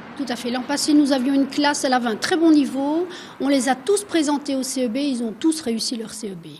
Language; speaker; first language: French; native; French